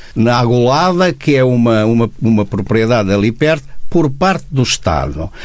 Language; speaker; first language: Portuguese; native; Portuguese